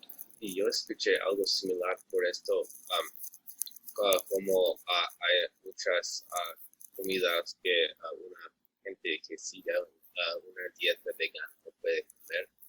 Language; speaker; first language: Spanish; non-native, learner; English